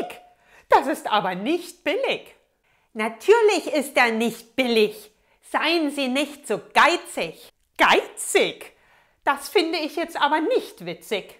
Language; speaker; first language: German; native; German